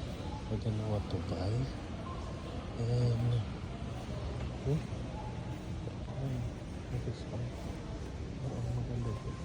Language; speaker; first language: English; non-native, local second language; Filipino